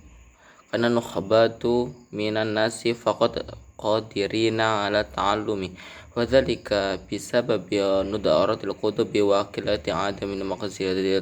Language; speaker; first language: Arabic; non-native, learner; Indonesian